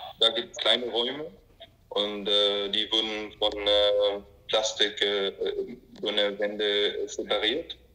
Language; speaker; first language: German; non-native, learner; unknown